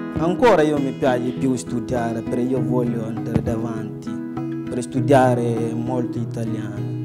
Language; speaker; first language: Italian; non-native, learner; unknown